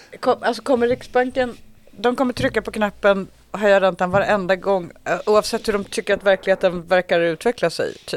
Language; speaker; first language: Swedish; native; Swedish